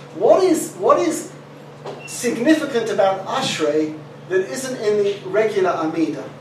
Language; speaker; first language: English; native; English